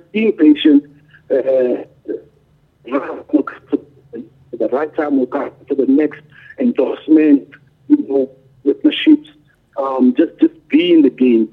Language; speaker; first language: English; non-native, local second language; Tswana